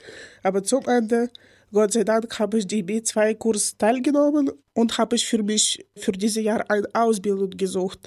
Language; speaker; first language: German; non-native, learner; Ukrainian